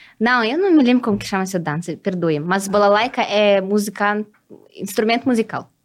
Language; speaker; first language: Portuguese; non-native, fluent; Russian